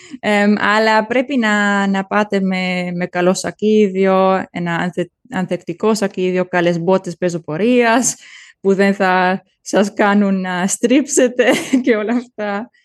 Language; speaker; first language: Greek; early bilingual, heritage; German